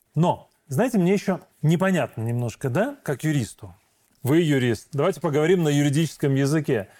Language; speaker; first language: Russian; native; Russian